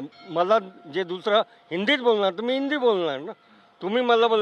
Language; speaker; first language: Marathi; non-native, learner; Hindi